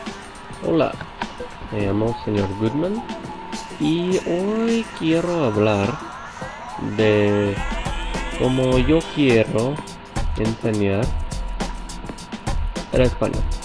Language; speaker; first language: Spanish; non-native, learner; English